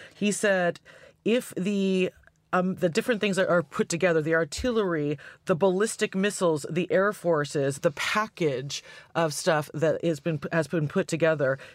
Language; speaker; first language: English; native; English